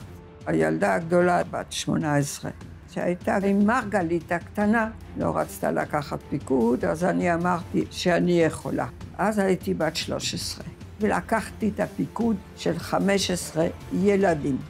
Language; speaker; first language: Hebrew; non-native, fluent; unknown